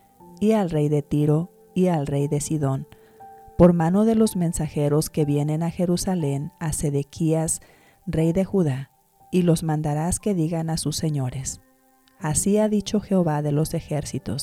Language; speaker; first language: Spanish; native; Spanish